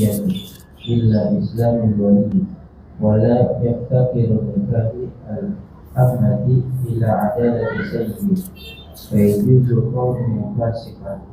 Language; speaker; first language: Arabic; non-native, learner; Indonesian